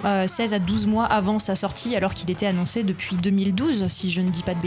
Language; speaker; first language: French; native; French